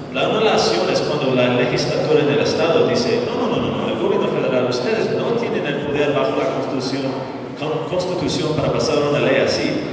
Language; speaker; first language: Spanish; non-native, fluent; English